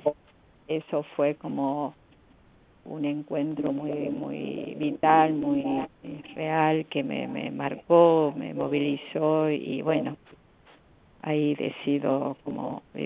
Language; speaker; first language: Spanish; non-native, fluent; Korean